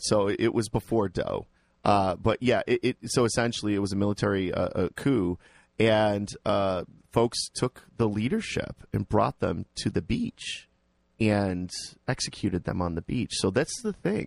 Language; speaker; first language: English; native; English